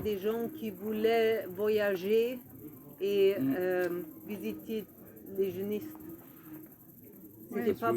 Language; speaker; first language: French; non-native, fluent; German